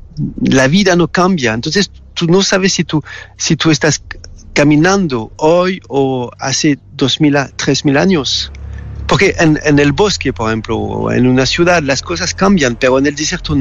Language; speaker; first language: Spanish; non-native, fluent; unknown